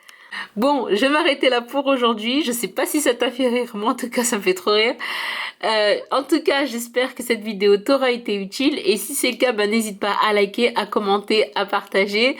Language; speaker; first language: French; early bilingual, heritage; French